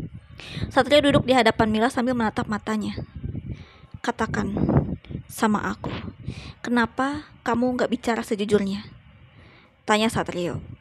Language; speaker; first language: Indonesian; native; Indonesian